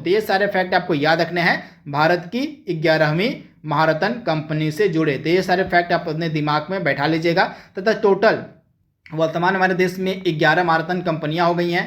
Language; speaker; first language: Hindi; native; Hindi